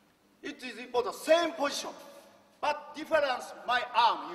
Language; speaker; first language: English; non-native, learner; Japanese